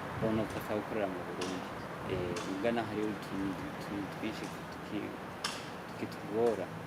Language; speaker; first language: Rundi; early bilingual, heritage; Rundi